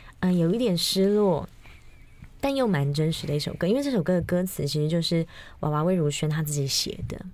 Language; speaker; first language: Chinese; native; Chinese